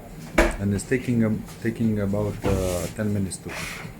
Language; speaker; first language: English; non-native, learner; Romanian